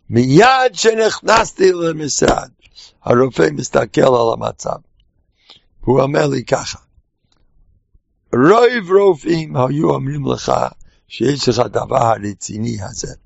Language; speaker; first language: Hebrew; non-native, fluent; English